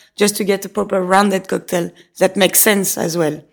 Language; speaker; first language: English; non-native, fluent; French